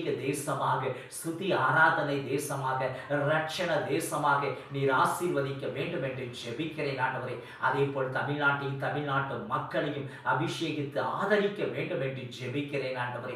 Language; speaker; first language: Tamil; native; Tamil